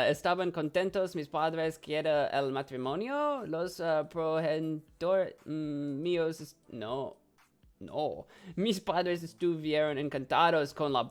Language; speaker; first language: Spanish; non-native, learner; English